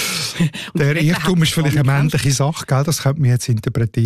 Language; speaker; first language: German; native; German